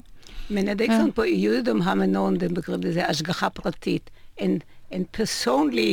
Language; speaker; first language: Danish; non-native, fluent; Hebrew